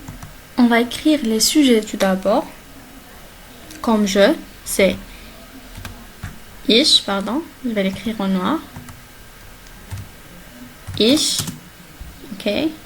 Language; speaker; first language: French; non-native, local second language; Arabic